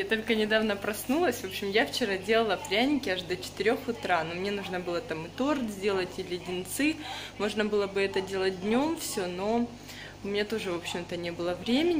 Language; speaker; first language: Russian; native; Russian